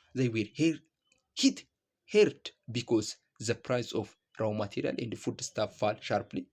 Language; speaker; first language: English; non-native, local second language; Amharic